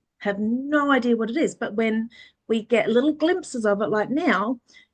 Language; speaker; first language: English; early bilingual, other home language; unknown